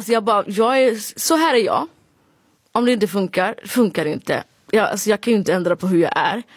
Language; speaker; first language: Swedish; early bilingual, other home language; Somali